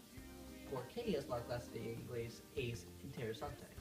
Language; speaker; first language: Spanish; non-native, learner; English